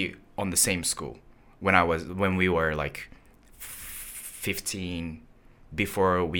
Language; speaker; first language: English; non-native, fluent; Japanese